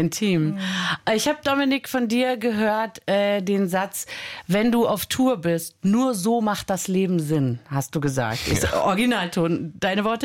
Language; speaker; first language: German; native; German